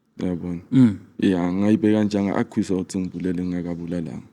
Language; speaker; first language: Zulu; non-native, local second language; Swati